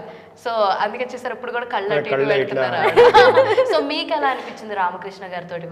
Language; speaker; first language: Telugu; native; Telugu